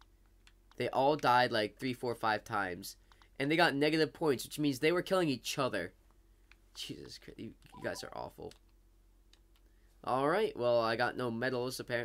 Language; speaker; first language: English; native; English